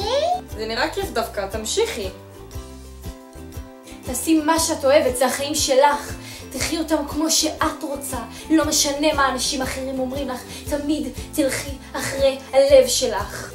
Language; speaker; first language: Hebrew; native; Hebrew